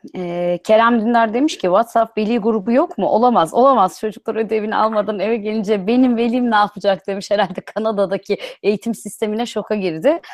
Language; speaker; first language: Turkish; native; Turkish